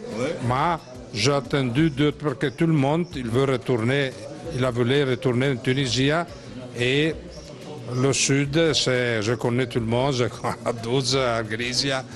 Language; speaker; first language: French; non-native, learner; Italian